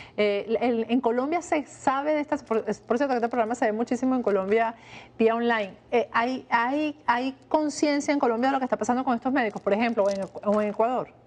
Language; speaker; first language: Spanish; native; Spanish